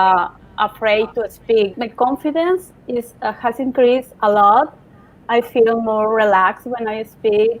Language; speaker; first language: English; non-native, learner; Spanish